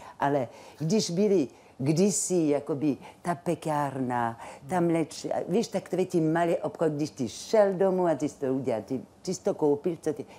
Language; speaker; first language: Czech; non-native, fluent; French